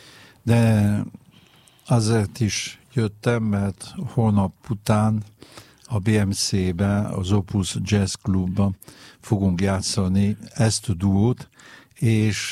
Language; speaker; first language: Hungarian; non-native, fluent; French